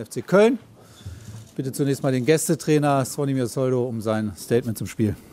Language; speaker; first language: German; native; German